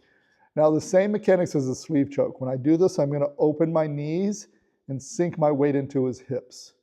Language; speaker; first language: English; native; English